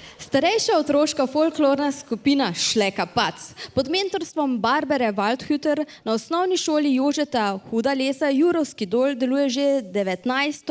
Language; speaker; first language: Slovenian; native; Slovenian